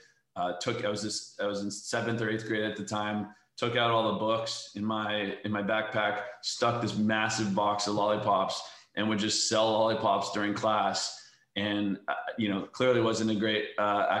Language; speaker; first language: English; native; English